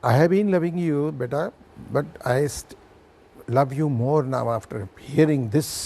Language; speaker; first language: English; non-native, local second language; Marathi